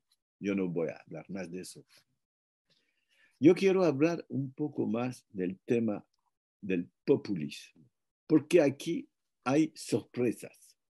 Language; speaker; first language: Spanish; non-native, fluent; French